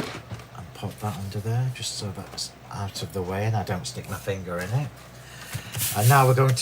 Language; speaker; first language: English; native; English